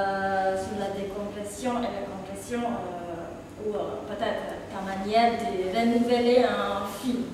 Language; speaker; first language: French; non-native, fluent; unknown